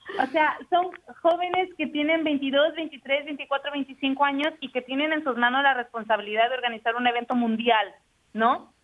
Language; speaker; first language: Spanish; native; Spanish